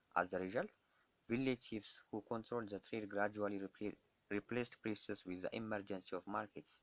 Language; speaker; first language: English; non-native, local second language; Amharic